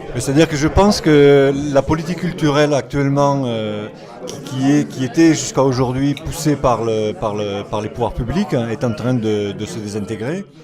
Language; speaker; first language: French; native; French